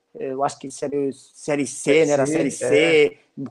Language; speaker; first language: Portuguese; native; Portuguese